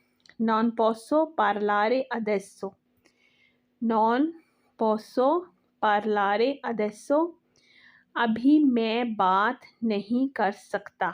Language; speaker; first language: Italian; non-native, learner; Urdu